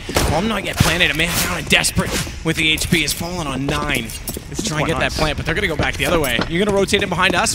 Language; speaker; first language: English; native; English